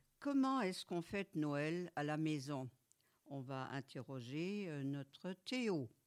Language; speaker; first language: French; native; French